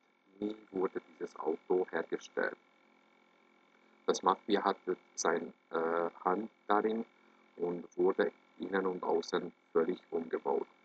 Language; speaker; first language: German; non-native, fluent; Hungarian